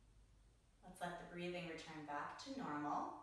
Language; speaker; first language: English; native; English